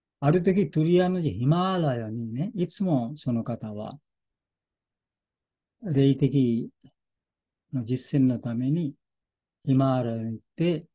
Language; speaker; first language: Japanese; non-native, fluent; Bangla